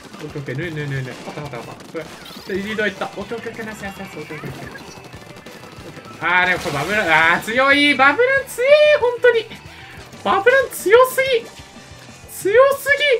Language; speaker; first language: Japanese; native; Japanese